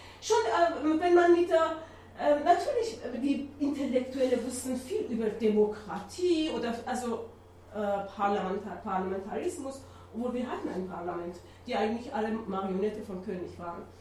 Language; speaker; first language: German; non-native, learner; Persian